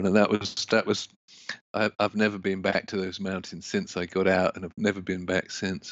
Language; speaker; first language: English; native; English